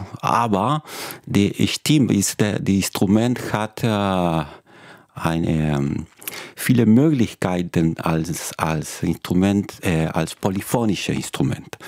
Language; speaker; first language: German; non-native, fluent; Spanish